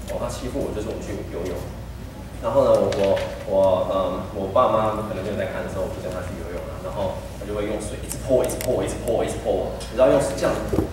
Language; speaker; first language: Chinese; early bilingual, heritage; Chinese